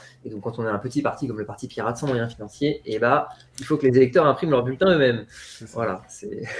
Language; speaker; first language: French; native; French